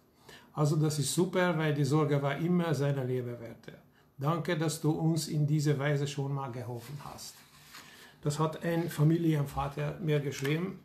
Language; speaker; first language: German; non-native, fluent; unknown